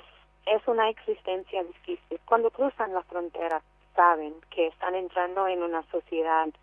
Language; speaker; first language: Spanish; non-native, fluent; English